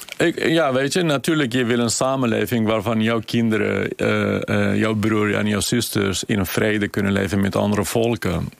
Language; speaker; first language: Dutch; non-native, fluent; Kurdish